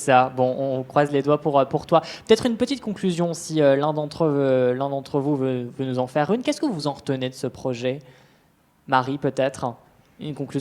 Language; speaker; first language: French; native; French